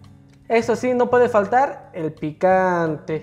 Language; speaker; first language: Spanish; native; Spanish